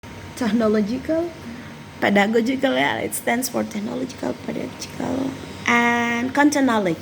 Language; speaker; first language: English; non-native, fluent; Indonesian